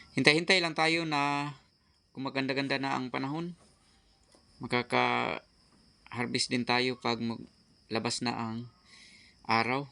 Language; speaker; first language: Filipino; non-native, local second language; Cebuano